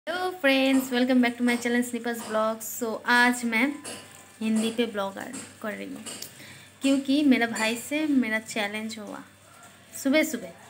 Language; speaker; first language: Hindi; non-native, local second language; Bangla